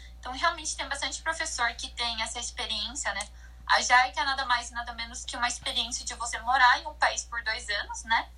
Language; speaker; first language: Portuguese; native; Portuguese